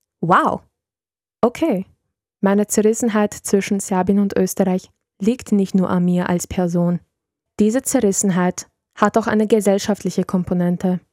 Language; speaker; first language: German; early bilingual, other home language; Serbian